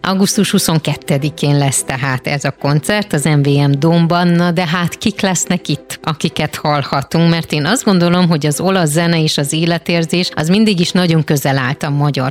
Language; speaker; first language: Hungarian; native; Hungarian